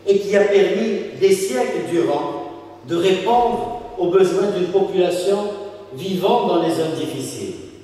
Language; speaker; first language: French; non-native, local second language; Arabic